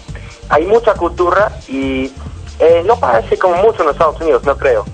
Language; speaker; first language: Spanish; non-native, learner; English